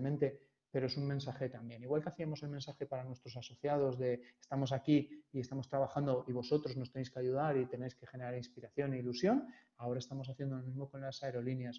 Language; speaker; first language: Spanish; native; Spanish